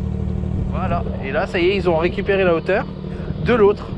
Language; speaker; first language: French; native; French